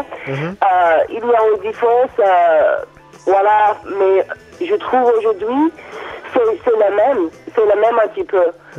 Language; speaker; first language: French; non-native, learner; English